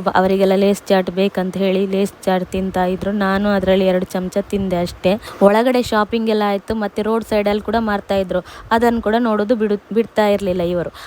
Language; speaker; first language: Kannada; non-native, local second language; Tulu